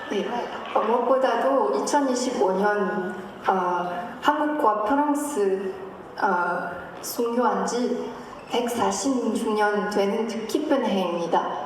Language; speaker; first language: Korean; non-native, fluent; French